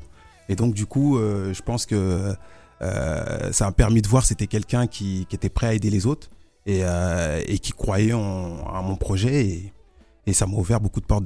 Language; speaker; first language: French; early bilingual, other home language; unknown